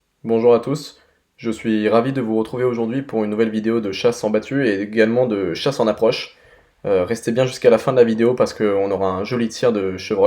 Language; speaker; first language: French; native; French